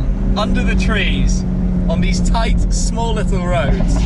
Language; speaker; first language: English; native; English